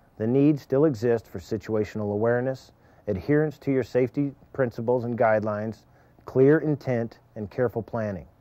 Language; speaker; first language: English; native; English